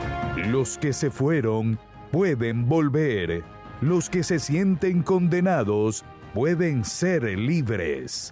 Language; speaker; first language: Spanish; native; Spanish